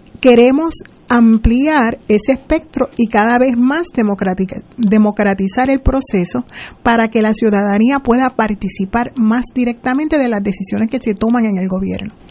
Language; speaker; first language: Spanish; native; Spanish